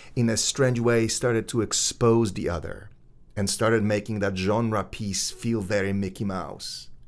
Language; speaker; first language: English; non-native, fluent; Polish